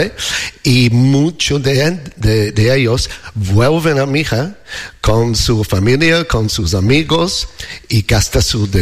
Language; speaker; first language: Spanish; non-native, learner; English